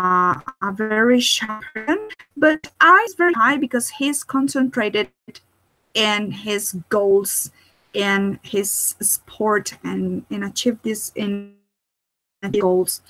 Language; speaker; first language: English; non-native, fluent; Spanish